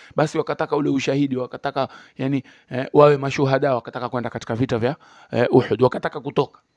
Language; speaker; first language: Swahili; native; Swahili